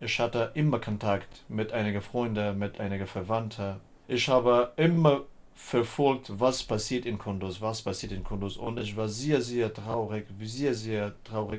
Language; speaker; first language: German; non-native, learner; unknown